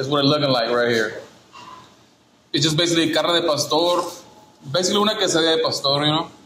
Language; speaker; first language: English; early bilingual, other home language; Spanish